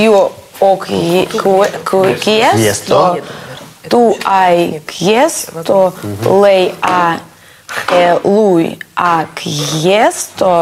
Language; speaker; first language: Italian; non-native, learner; Russian